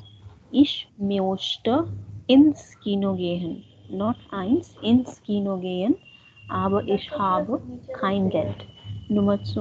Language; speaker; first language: German; non-native, fluent; Hindi